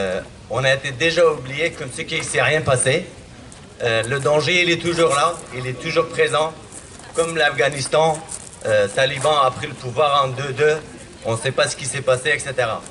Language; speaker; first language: French; non-native, fluent; Kurdish